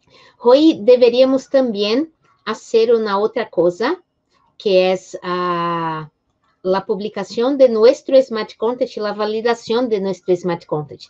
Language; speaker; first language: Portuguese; non-native, fluent; Spanish